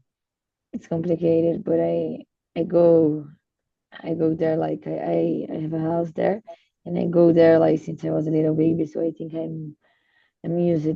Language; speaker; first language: English; non-native, learner; Portuguese